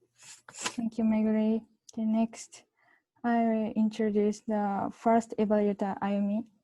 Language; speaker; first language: English; non-native, learner; Japanese